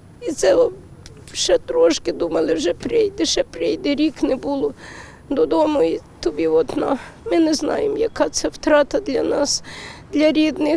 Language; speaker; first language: Ukrainian; native; Ukrainian